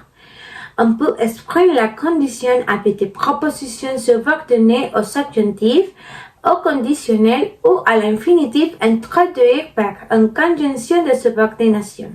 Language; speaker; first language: French; non-native, learner; Spanish